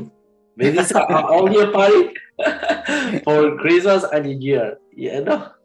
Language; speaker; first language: English; non-native, learner; Spanish